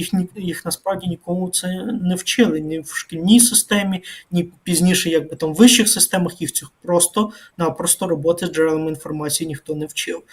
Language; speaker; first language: Ukrainian; native; Ukrainian